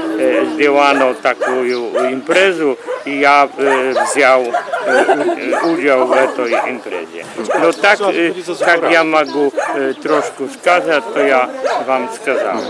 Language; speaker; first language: Polish; non-native, learner; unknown